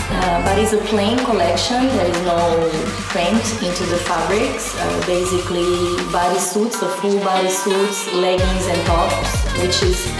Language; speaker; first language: English; non-native, fluent; Portuguese